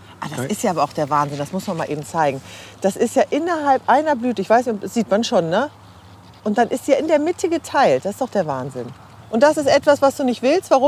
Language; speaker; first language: German; native; German